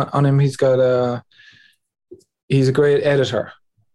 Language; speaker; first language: English; native; English